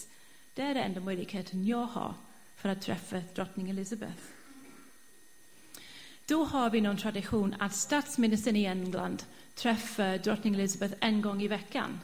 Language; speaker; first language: Swedish; non-native, fluent; English